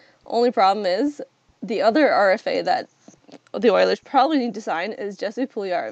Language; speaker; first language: English; native; English